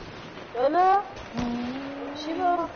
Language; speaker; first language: Arabic; native; Arabic